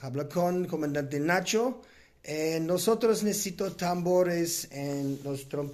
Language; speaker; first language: Spanish; non-native, learner; English